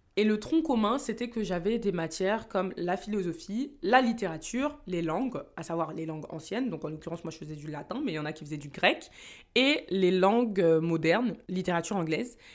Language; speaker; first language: French; native; French